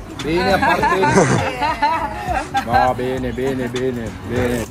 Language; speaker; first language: Italian; native; Italian